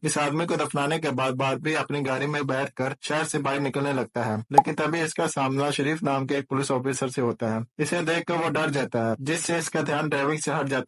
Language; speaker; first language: Hindi; native; Hindi